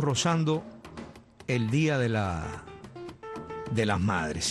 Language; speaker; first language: Spanish; native; Spanish